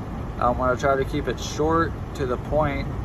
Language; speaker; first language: English; native; English